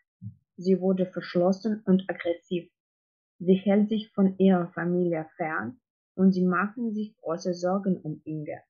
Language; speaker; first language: German; non-native, fluent; Russian